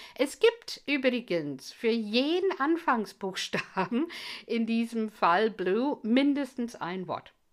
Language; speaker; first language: German; non-native, fluent; English